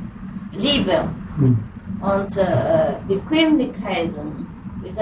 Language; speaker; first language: German; non-native, learner; Vietnamese